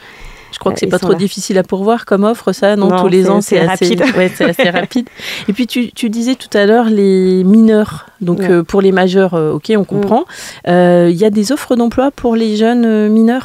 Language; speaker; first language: French; native; French